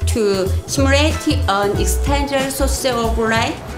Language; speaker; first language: English; non-native, learner; Korean